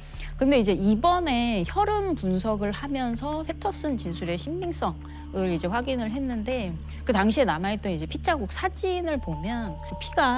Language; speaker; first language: Korean; native; Korean